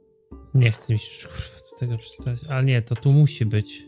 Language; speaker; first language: Polish; native; Polish